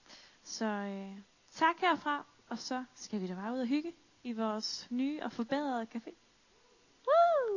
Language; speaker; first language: Danish; native; Danish